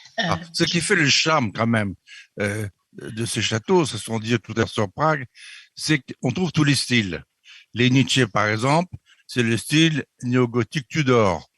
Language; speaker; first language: French; native; French